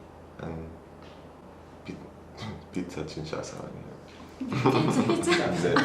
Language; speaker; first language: Korean; non-native, learner; Russian